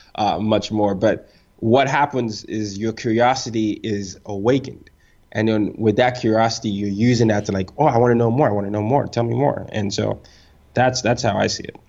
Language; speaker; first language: English; non-native, local second language; Yoruba